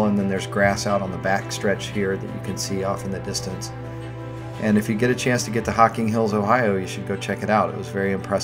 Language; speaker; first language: English; native; English